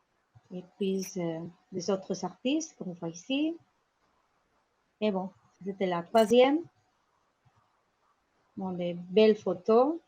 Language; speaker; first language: French; non-native, learner; Spanish